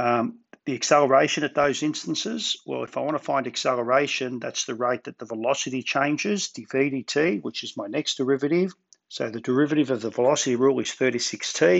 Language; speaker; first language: English; native; English